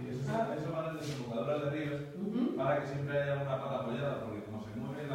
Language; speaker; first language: Spanish; native; Spanish